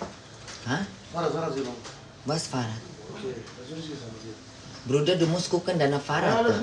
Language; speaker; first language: German; non-native, learner; Indonesian